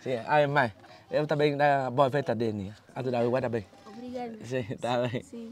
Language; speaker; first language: Portuguese; non-native, learner; Vietnamese